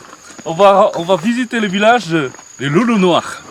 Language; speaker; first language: French; non-native, fluent; Vietnamese